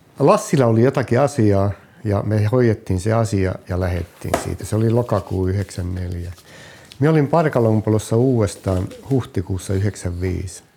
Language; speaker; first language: Finnish; native; Finnish